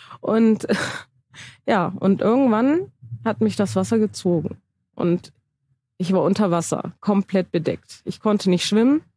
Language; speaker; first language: German; early bilingual, other home language; Turkish